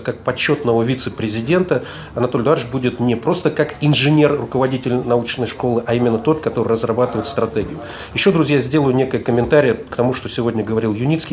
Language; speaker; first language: Russian; native; Russian